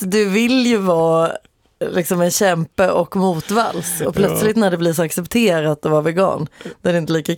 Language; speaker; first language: Swedish; native; Swedish